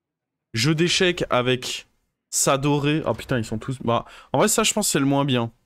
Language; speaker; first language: French; native; French